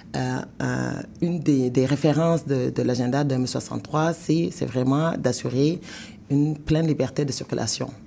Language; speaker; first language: French; non-native, local second language; Wolof